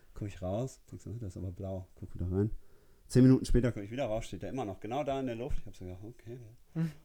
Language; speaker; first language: German; early bilingual, heritage; German